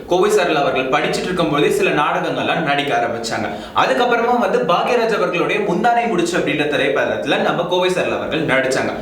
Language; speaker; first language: Tamil; native; Tamil